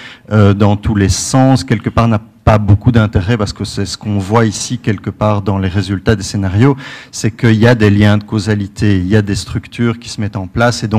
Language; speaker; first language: French; native; French